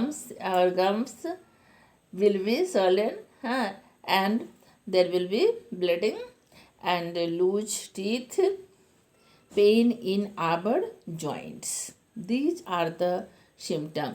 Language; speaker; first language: English; non-native, local second language; Hindi